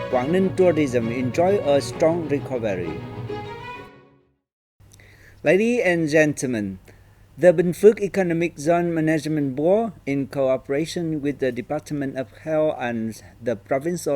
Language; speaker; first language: English; non-native, fluent; Vietnamese